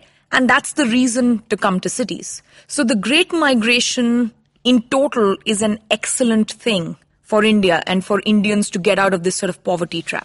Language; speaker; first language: English; non-native, local second language; Hindi